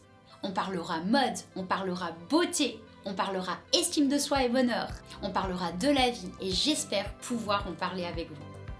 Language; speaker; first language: French; native; French